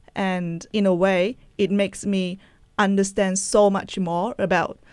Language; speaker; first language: English; non-native, local second language; Chinese